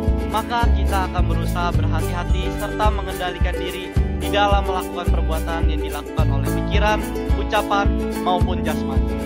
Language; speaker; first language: Indonesian; native; Indonesian